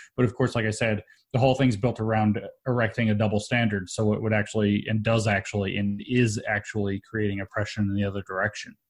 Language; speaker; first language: English; native; English